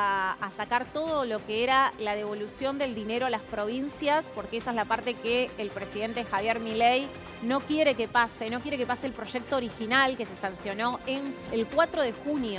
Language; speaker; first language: Spanish; native; Spanish